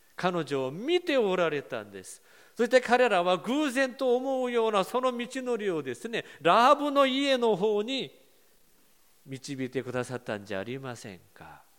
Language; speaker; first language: Japanese; non-native, fluent; Korean